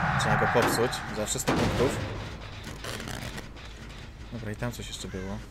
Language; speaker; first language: Polish; native; Polish